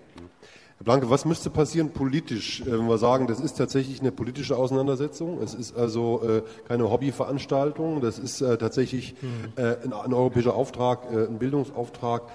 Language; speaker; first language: German; native; German